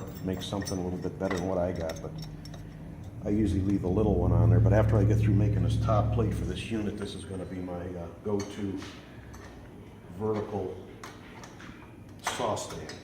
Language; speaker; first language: English; native; English